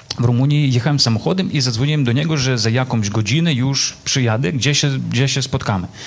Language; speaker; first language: Polish; non-native, fluent; Ukrainian